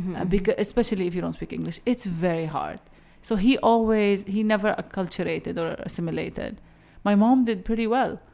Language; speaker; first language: English; early bilingual, other home language; Arabic